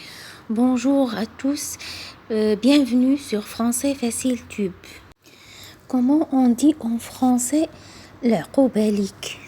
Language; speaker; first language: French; non-native, local second language; Arabic